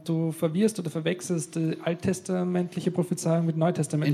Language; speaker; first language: German; native; German